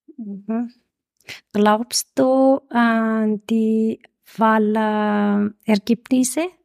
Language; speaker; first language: German; non-native, learner; Persian